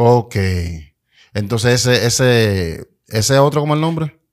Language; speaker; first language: Spanish; native; Spanish